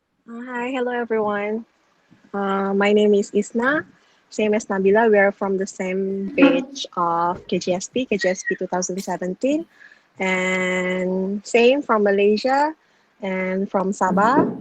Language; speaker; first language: English; non-native, local second language; Malay